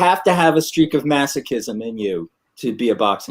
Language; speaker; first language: English; native; English